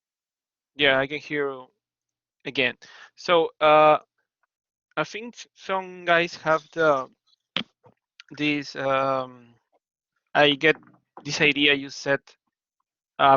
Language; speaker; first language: English; non-native, learner; Spanish